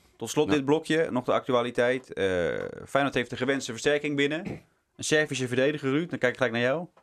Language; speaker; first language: Dutch; native; Dutch